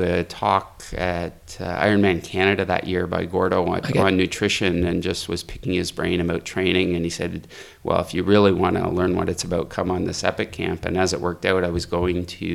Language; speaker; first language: English; native; English